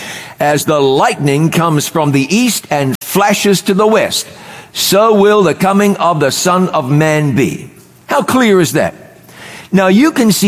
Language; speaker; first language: English; native; English